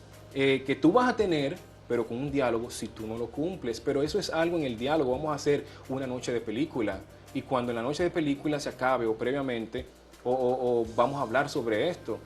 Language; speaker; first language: Spanish; native; Spanish